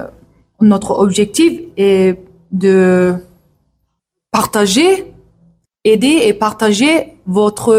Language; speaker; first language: French; non-native, learner; English